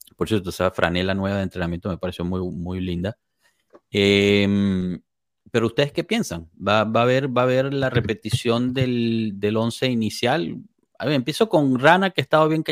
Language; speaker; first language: Spanish; native; Spanish